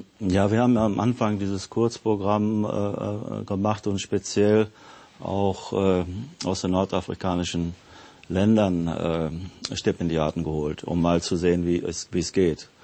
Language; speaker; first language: German; native; German